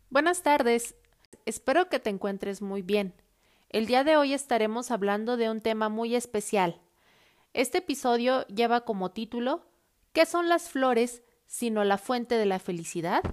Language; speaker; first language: Spanish; native; Spanish